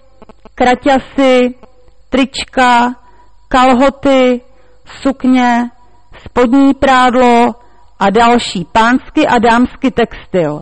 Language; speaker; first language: Czech; native; Czech